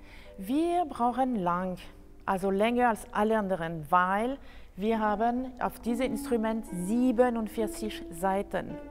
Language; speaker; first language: German; non-native, fluent; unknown